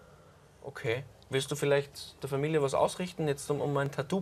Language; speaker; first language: German; native; German